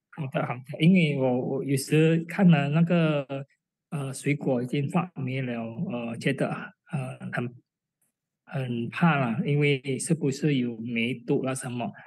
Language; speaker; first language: Chinese; early bilingual, heritage; Chinese